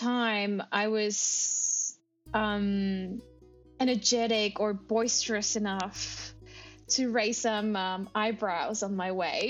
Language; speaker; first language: English; non-native, fluent; Spanish